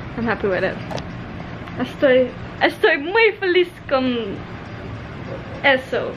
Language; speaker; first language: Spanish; non-native, learner; English